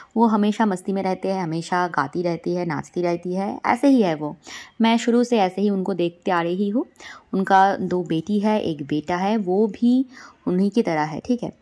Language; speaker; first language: Hindi; non-native, local second language; Bangla